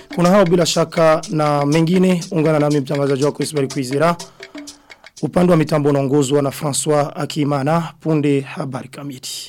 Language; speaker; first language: Swahili; non-native, local second language; Rundi